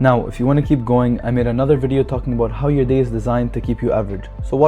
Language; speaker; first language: English; non-native, fluent; Arabic